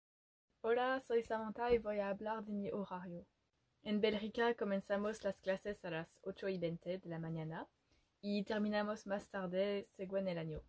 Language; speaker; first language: Spanish; non-native, learner; French